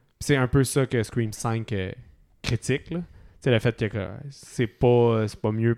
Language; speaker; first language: French; native; French